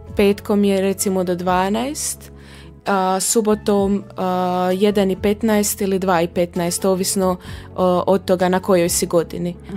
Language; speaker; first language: Croatian; native; Croatian